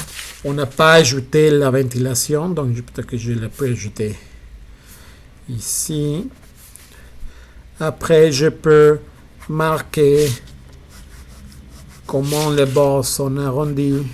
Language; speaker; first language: French; non-native, fluent; Spanish